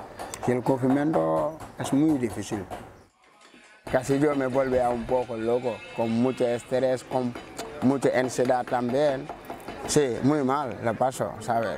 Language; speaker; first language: Spanish; non-native, fluent; Wolof